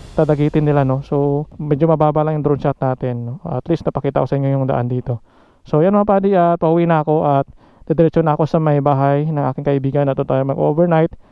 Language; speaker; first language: Filipino; non-native, local second language; Hiligaynon